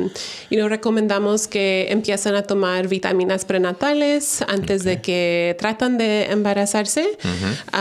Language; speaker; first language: Spanish; early bilingual, heritage; Spanish